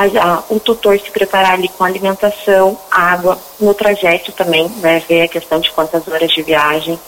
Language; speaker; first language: Portuguese; native; Portuguese